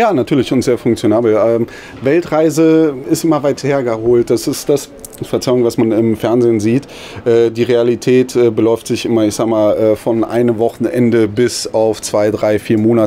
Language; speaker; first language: German; native; German